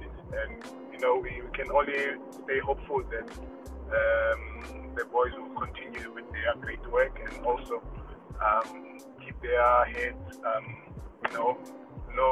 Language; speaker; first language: English; non-native, local second language; Xhosa